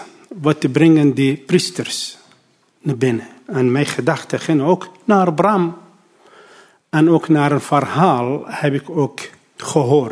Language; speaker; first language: Dutch; non-native, learner; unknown